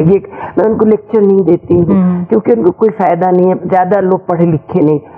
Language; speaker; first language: Hindi; native; Hindi